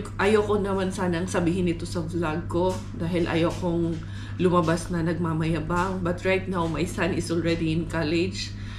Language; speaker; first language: Filipino; non-native, local second language; Cebuano